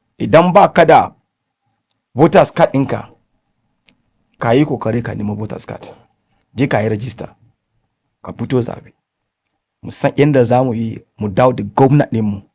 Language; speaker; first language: Hausa; non-native, local second language; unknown